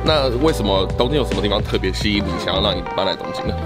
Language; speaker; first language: Chinese; native; Chinese